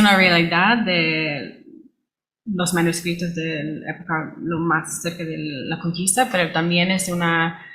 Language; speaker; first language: Spanish; non-native, learner; English